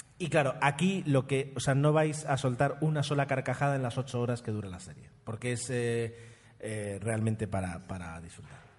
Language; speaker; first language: Spanish; non-native, fluent; Italian